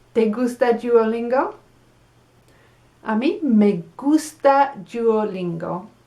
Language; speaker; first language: Spanish; non-native, fluent; English